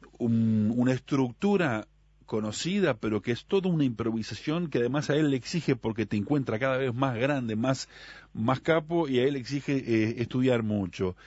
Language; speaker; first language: Spanish; native; Spanish